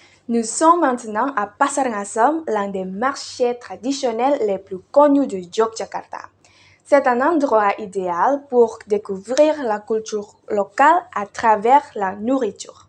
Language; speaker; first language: French; non-native, learner; Indonesian